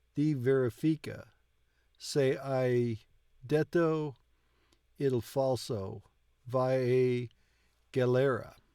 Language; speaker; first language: Italian; non-native, learner; English